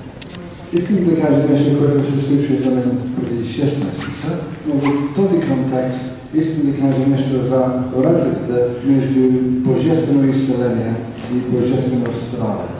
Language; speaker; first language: Bulgarian; non-native, learner; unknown